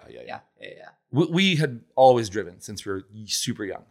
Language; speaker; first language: English; non-native, fluent; Italian